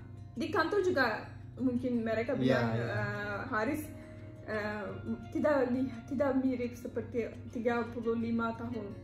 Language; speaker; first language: Indonesian; non-native, learner; Turkish